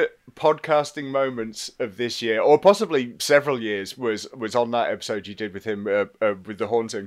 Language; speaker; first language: English; native; English